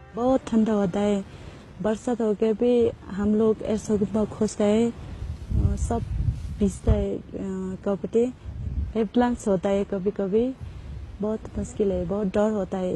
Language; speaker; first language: Hindi; non-native, learner; Nepali